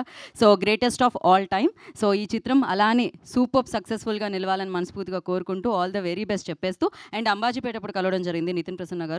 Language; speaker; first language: Telugu; native; Telugu